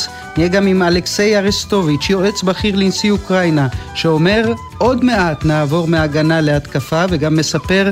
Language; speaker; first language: Hebrew; native; Hebrew